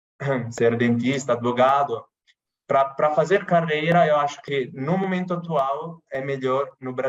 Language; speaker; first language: Portuguese; non-native, fluent; Italian